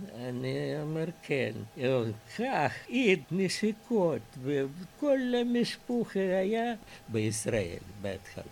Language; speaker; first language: Hebrew; non-native, fluent; Russian